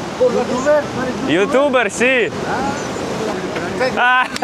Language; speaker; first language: Spanish; non-native, learner; Ukrainian